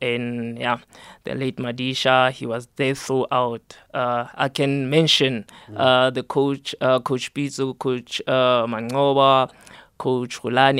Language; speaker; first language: English; non-native, local second language; Southern Sotho